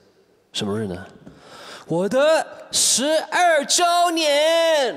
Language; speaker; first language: Chinese; non-native, fluent; English